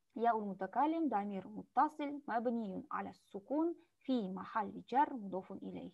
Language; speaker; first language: Russian; non-native, local second language; Kazakh